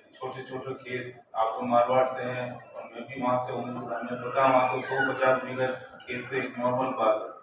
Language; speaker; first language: Hindi; native; Hindi